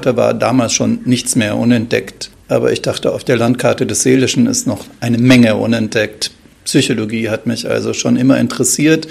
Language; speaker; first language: German; native; German